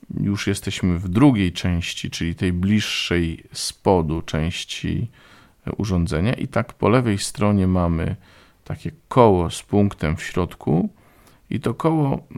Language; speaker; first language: Polish; native; Polish